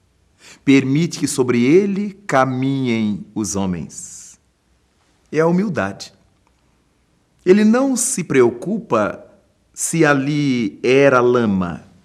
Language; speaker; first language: Portuguese; native; Portuguese